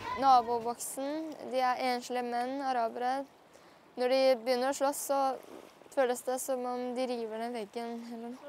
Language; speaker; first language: Norwegian; early bilingual, other home language; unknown